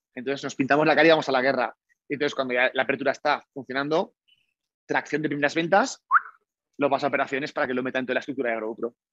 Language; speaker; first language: Spanish; native; Spanish